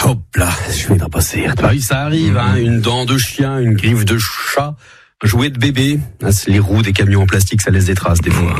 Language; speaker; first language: French; native; French